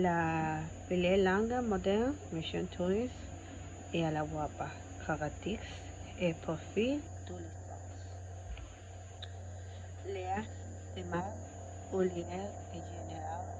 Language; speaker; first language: French; non-native, learner; Spanish